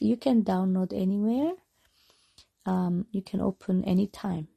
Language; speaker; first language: English; non-native, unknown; Korean